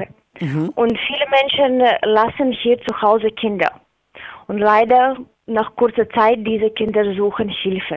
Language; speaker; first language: German; non-native, learner; Latvian